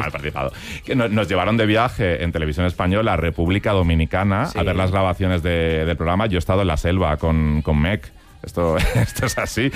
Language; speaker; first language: Spanish; native; Spanish